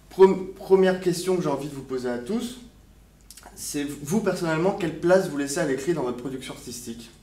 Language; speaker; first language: French; native; French